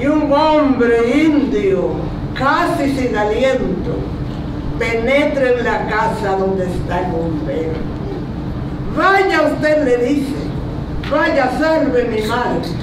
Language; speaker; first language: Spanish; native; Spanish